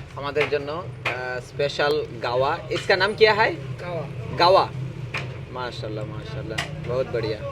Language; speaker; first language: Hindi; non-native, learner; Bangla